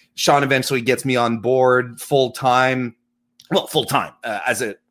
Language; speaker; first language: English; native; English